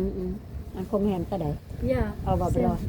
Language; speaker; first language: Swedish; non-native, learner; Thai